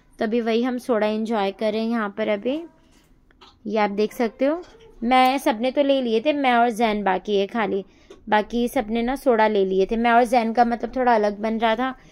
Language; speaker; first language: Hindi; native; Hindi